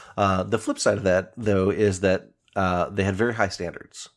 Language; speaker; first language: English; native; English